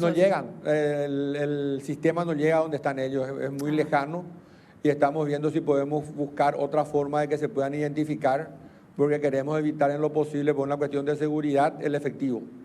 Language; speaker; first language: Spanish; native; Spanish